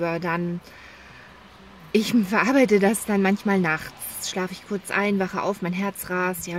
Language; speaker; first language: German; native; German